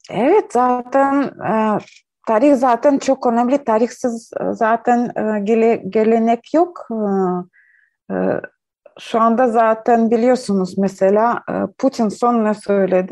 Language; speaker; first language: Turkish; non-native, learner; Ukrainian